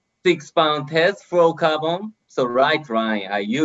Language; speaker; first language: English; non-native, learner; Japanese